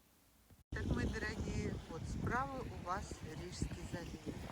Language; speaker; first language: Russian; native; Russian